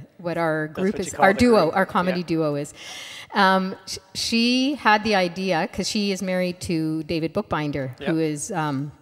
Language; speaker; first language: English; non-native, fluent; Arabic